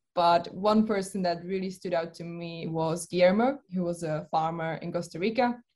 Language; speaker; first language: English; non-native, fluent; Czech